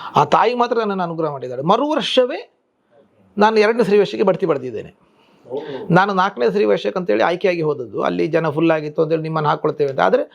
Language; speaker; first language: Kannada; non-native, local second language; Tulu